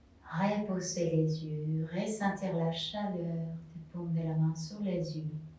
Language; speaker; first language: French; non-native, fluent; Spanish